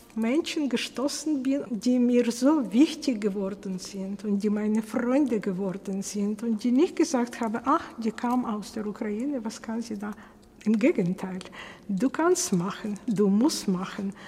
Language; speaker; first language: German; non-native, fluent; Russian